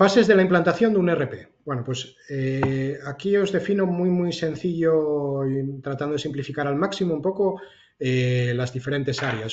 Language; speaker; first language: Spanish; native; Spanish